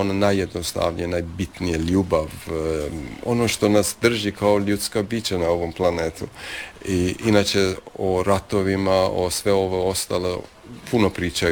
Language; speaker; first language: Croatian; non-native, fluent; Persian